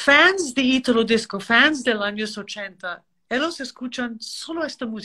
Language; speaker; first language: Spanish; non-native, learner; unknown